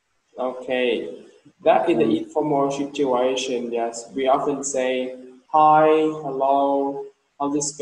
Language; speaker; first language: English; non-native, learner; Vietnamese